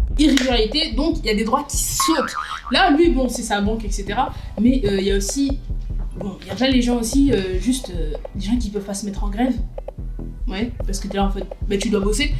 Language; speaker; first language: French; native; French